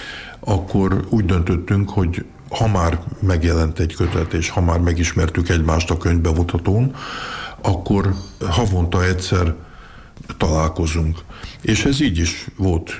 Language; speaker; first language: Hungarian; early bilingual, heritage; Hungarian